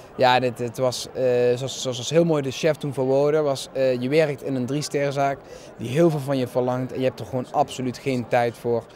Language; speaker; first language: Dutch; non-native, fluent; Spanish